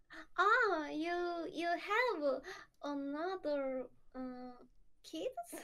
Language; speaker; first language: English; non-native, learner; Korean